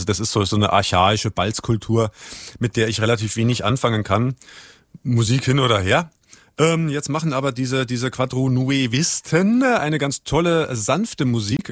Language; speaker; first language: German; native; German